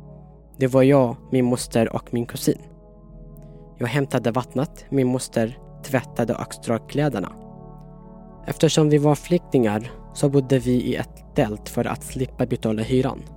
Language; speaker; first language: Swedish; non-native, fluent; Tigrinya